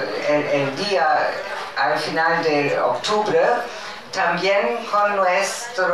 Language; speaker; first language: Spanish; non-native, learner; German